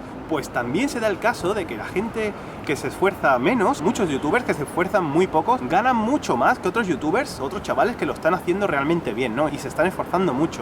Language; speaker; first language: Spanish; native; Spanish